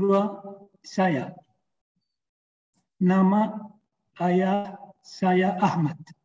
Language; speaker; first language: Indonesian; non-native, learner; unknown